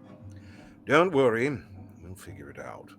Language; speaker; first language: English; native; English